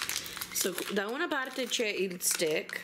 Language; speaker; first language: Italian; early bilingual, heritage; Italian